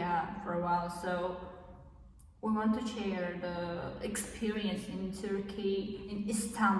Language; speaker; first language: English; non-native, learner; Kazakh